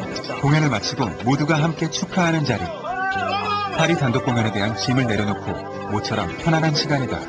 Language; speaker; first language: Korean; native; Korean